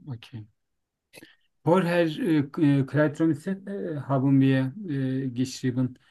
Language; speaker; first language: German; non-native, learner; Turkish